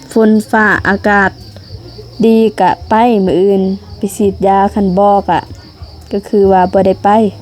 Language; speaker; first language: Lao; native; Lao